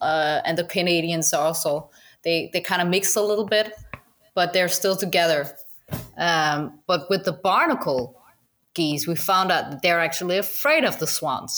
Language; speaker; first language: English; non-native, fluent; Danish